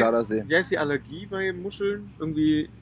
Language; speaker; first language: German; native; German